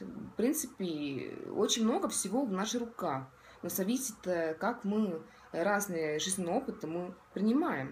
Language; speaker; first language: Russian; non-native, local second language; Estonian